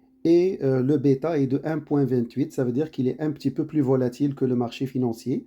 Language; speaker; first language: French; native; French